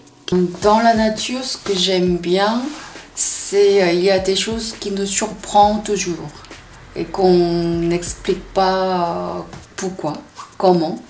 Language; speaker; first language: French; non-native, fluent; Korean